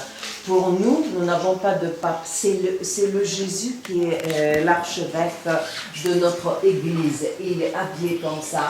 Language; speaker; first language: French; non-native, fluent; Bulgarian